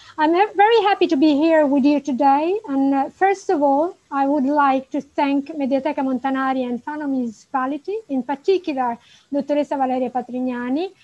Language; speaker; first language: English; non-native, fluent; Italian